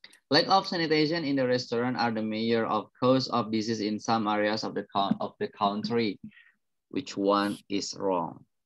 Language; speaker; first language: English; non-native, fluent; Indonesian